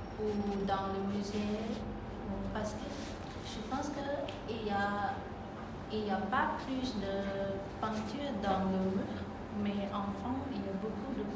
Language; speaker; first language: French; non-native, learner; Khmer